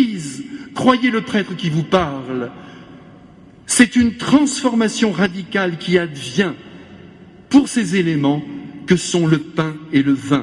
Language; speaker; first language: French; native; French